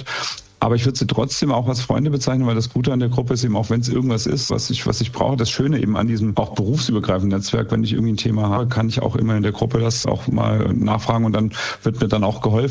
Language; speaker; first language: German; native; German